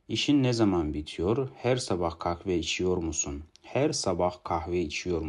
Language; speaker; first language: Turkish; non-native, fluent; Kazakh